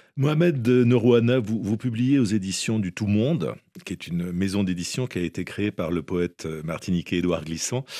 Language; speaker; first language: French; native; French